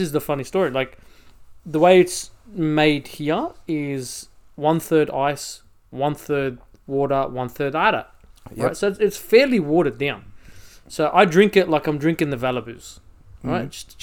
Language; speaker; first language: English; native; English